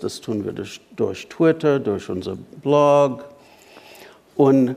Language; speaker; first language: German; non-native, fluent; English